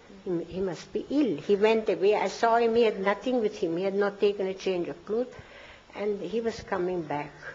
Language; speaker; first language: English; non-native, fluent; German